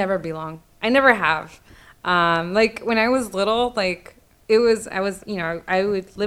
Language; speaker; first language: English; native; English